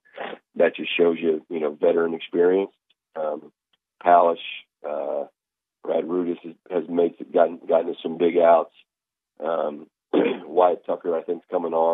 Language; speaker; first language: English; native; English